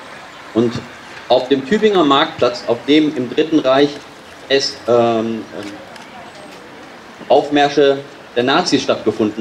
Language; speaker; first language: German; native; German